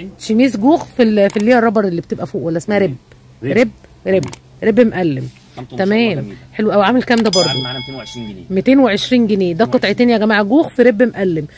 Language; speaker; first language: Arabic; native; Arabic